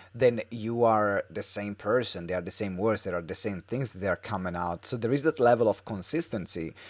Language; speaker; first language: English; non-native, fluent; Italian